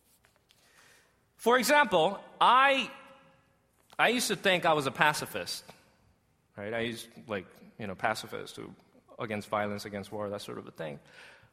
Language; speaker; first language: English; native; English